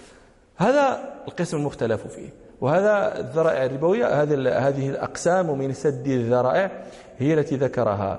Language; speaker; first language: Arabic; native; Arabic